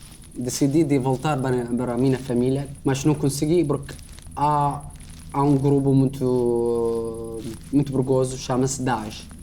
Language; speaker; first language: Portuguese; non-native, learner; Arabic